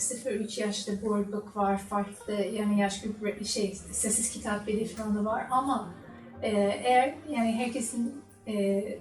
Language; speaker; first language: Turkish; non-native, learner; English